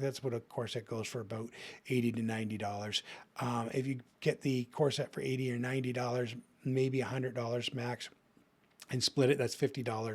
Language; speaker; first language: English; native; English